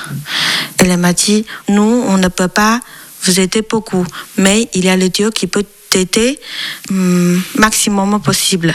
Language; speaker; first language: French; non-native, learner; Chinese